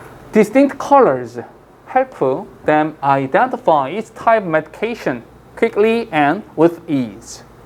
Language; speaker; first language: English; non-native, fluent; Korean